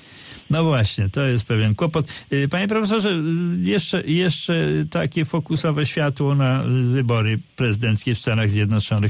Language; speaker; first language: Polish; native; Polish